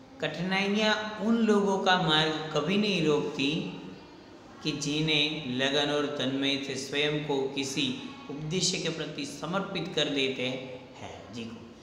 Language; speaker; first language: Hindi; non-native, local second language; Gujarati